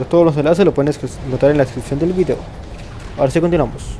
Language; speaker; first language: Spanish; native; Spanish